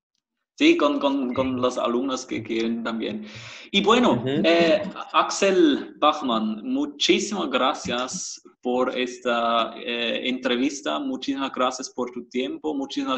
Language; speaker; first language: Spanish; non-native, fluent; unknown